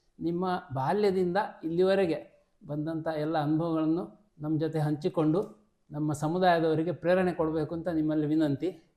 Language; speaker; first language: Kannada; non-native, local second language; Marathi